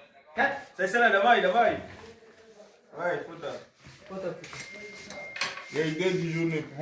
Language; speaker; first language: Russian; non-native, learner; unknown